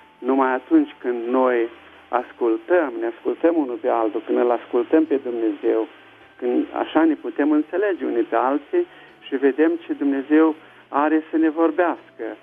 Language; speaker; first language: Romanian; native; Romanian